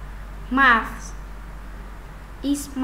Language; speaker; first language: English; non-native, learner; Vietnamese